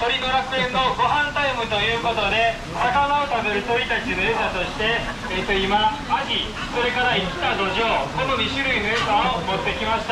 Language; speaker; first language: Japanese; native; Japanese